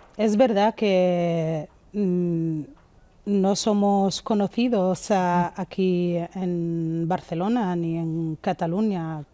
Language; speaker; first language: Spanish; non-native, local second language; Arabic